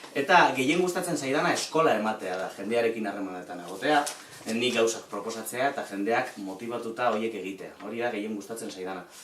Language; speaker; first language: Basque; non-native, local second language; Spanish